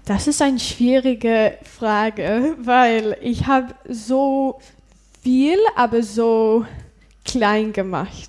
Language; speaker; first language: German; non-native, learner; English